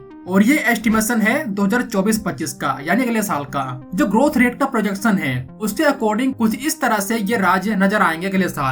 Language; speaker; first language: Hindi; native; Hindi